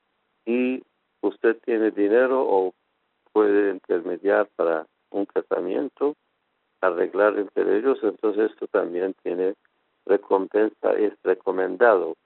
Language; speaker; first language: Spanish; non-native, fluent; Persian